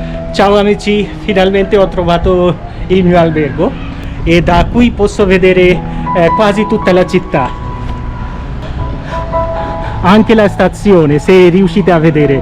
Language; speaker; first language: Italian; non-native, fluent; Bangla